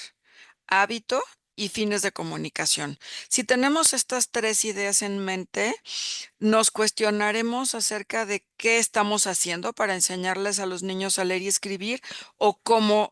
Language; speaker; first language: Spanish; native; Spanish